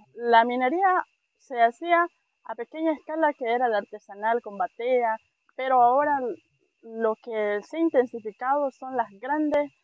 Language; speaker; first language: Spanish; native; Spanish